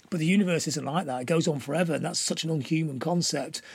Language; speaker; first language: English; native; English